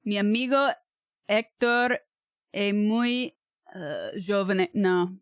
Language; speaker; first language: Spanish; non-native, learner; English